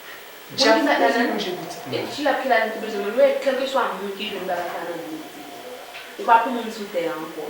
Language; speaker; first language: Haitian Creole; native; Haitian Creole